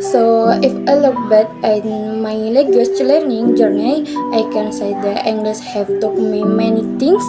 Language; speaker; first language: English; non-native, learner; Indonesian